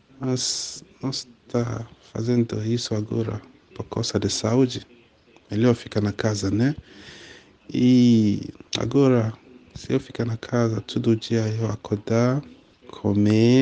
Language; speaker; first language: Portuguese; non-native, learner; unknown